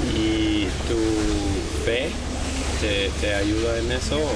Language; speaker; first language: Spanish; non-native, learner; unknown